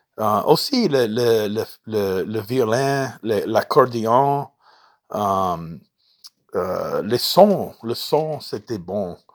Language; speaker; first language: French; non-native, fluent; English